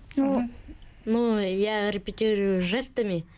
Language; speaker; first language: Russian; native; Russian